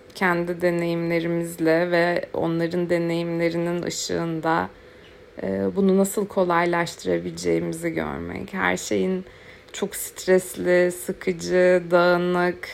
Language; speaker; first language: Turkish; native; Turkish